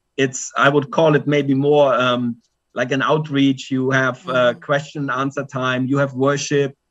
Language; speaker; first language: English; non-native, fluent; German